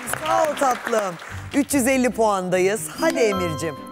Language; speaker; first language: Turkish; native; Turkish